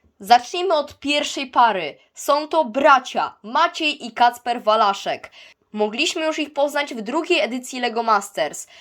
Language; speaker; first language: Polish; native; Polish